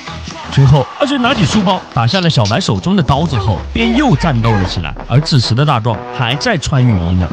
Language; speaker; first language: Chinese; native; Chinese